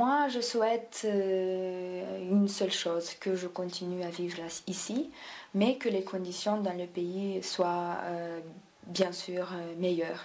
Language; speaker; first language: French; non-native, fluent; Romanian